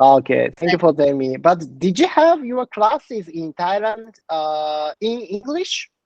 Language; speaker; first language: English; non-native, learner; Japanese